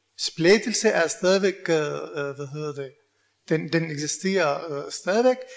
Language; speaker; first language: Danish; non-native, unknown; Arabic